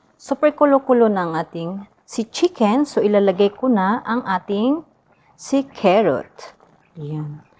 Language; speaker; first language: Filipino; non-native, local second language; Cebuano